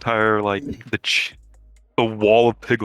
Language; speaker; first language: English; native; English